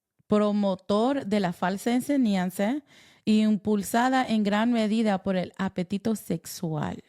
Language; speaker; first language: Spanish; early bilingual, heritage; Spanish